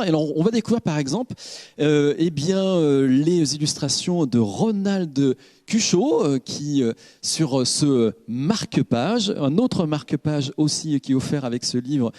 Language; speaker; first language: French; native; French